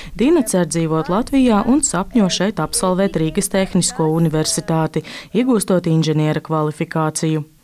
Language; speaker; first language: Latvian; native; Latvian